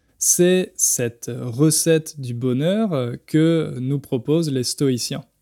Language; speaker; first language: French; native; French